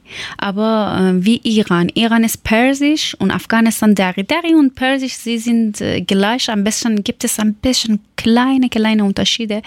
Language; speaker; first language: German; non-native, learner; Persian